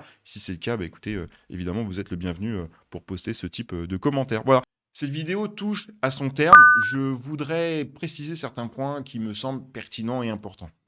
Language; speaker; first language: French; native; French